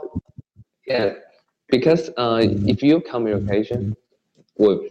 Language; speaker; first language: English; non-native, learner; Chinese